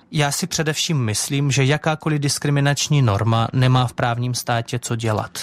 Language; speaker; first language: Czech; non-native, fluent; Russian